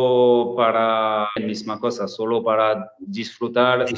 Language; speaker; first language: Spanish; non-native, learner; French